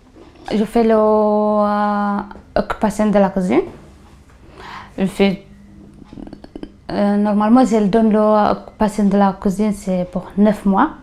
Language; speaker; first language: French; non-native, learner; Tigrinya